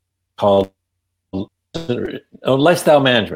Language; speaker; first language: English; non-native, fluent; Yiddish